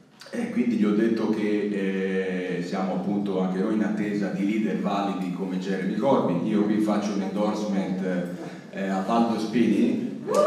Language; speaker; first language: Italian; native; Italian